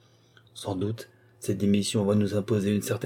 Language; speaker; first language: French; native; French